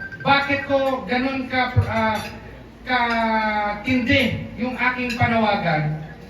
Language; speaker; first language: Filipino; non-native, local second language; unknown